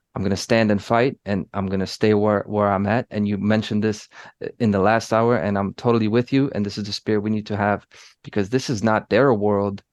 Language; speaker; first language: English; early bilingual, other home language; Polish